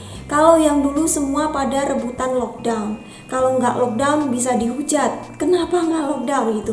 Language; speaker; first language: Indonesian; native; Indonesian